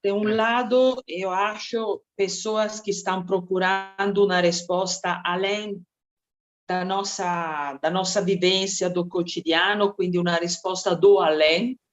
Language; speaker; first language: Portuguese; non-native, fluent; Italian